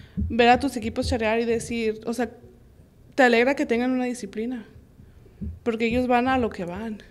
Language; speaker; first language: Spanish; early bilingual, heritage; Spanish